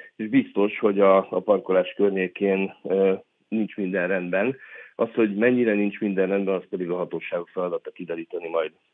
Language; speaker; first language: Hungarian; native; Hungarian